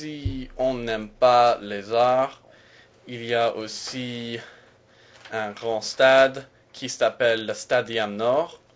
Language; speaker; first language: French; non-native, learner; English